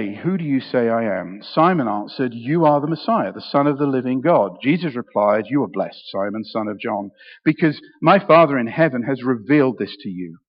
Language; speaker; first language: English; native; English